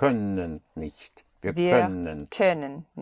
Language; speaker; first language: German; non-native, learner; English